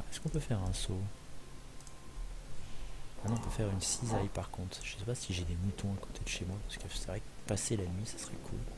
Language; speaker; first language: French; native; French